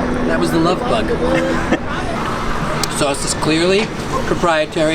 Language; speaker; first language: English; native; English